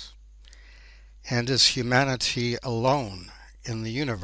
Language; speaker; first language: English; native; English